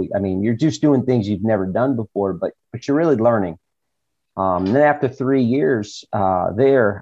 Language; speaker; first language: English; native; English